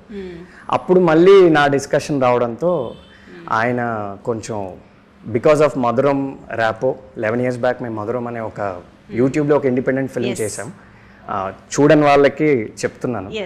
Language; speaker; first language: Telugu; native; Telugu